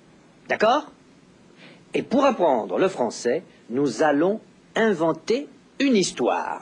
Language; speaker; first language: French; native; French